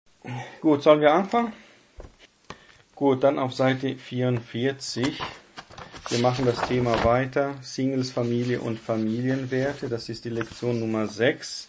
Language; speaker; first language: German; non-native, fluent; Portuguese